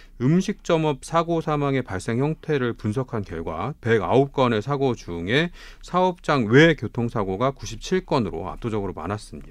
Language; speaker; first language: Korean; native; Korean